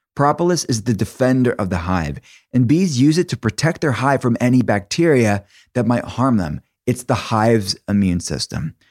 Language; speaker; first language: English; native; English